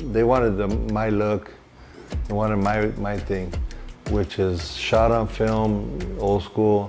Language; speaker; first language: English; native; English